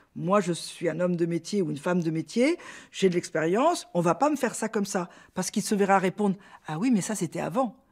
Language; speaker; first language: French; native; French